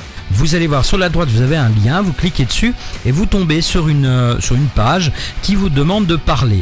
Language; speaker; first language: French; native; French